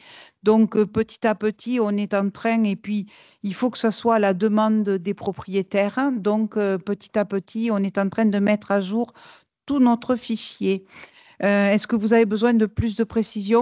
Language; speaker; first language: French; native; French